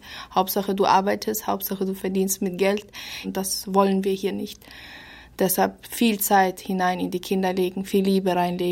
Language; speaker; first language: German; early bilingual, heritage; German